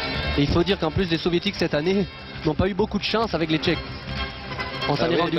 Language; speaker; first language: French; native; French